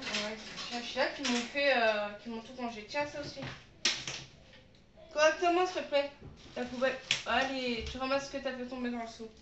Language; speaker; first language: French; native; French